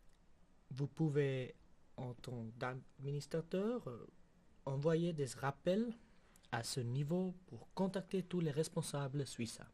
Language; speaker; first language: French; non-native, local second language; German